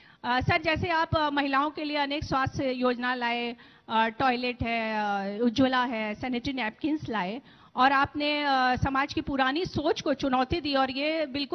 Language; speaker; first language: Hindi; native; Hindi